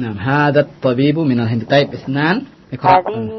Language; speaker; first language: Arabic; non-native, fluent; Indonesian